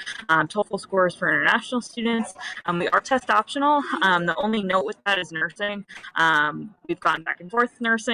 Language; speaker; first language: English; native; English